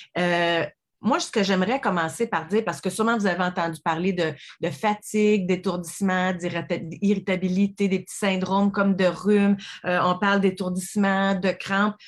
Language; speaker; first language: French; native; French